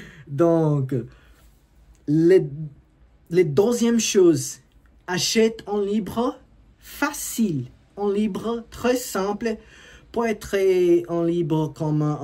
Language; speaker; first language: French; non-native, learner; Portuguese